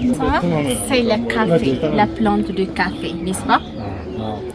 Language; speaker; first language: French; non-native, learner; Amharic